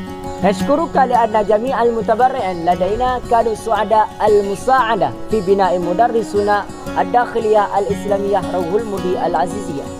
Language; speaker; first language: Arabic; non-native, learner; Indonesian